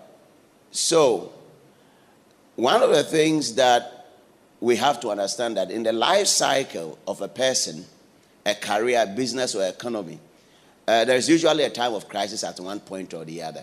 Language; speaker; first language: English; non-native, local second language; Akan